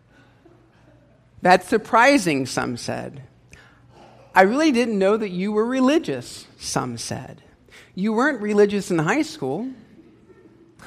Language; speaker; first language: English; native; English